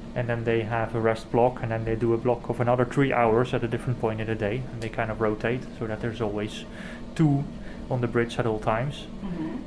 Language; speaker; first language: English; non-native, fluent; Dutch